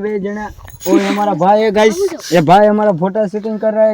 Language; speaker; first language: Hindi; non-native, local second language; Gujarati